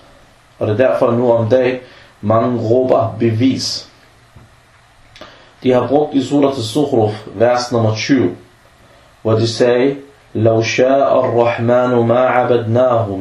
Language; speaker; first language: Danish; non-native, fluent; Arabic